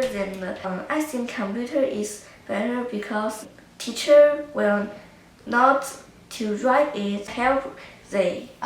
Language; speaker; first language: English; non-native, learner; Chinese